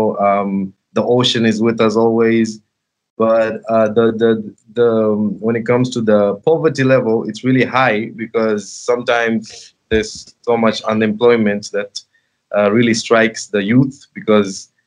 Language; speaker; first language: English; non-native, local second language; Sinhala